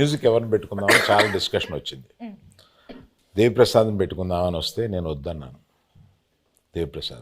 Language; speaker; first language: Telugu; native; Telugu